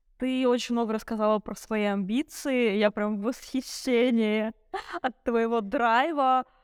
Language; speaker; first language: Russian; early bilingual, other home language; Arabic